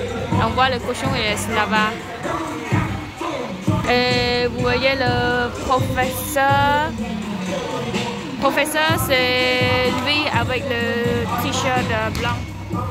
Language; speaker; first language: French; non-native, learner; Khmer